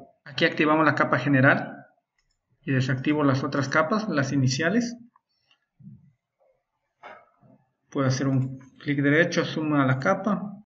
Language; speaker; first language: Spanish; native; Spanish